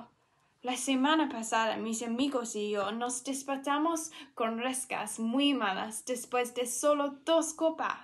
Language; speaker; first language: Spanish; non-native, learner; English